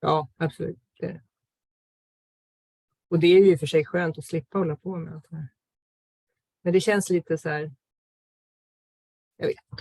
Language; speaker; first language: Swedish; native; Swedish